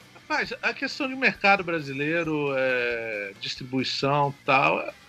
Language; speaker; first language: Portuguese; native; Portuguese